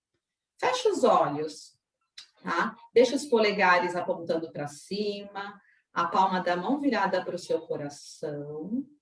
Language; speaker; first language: Portuguese; native; Portuguese